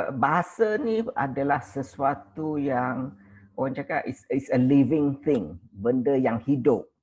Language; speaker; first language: Malay; native; Malay